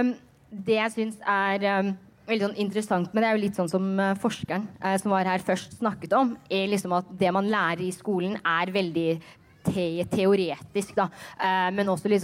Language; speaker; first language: Norwegian; early bilingual, other home language; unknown